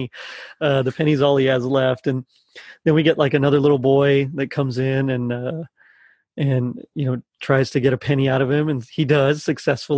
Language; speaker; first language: English; native; English